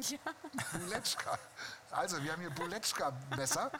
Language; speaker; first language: German; native; German